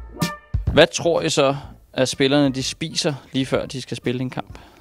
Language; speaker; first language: Danish; native; Danish